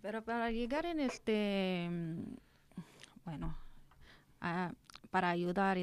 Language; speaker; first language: Spanish; non-native, learner; Arabic